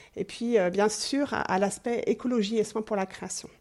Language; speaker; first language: French; non-native, fluent; English